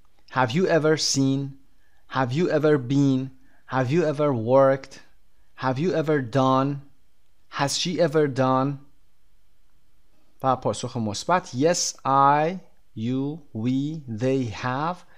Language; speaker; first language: English; non-native, fluent; Persian